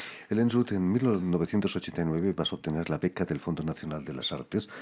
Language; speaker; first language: Spanish; native; Spanish